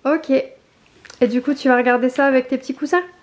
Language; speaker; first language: French; native; French